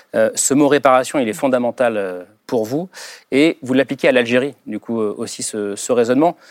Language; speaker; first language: French; native; French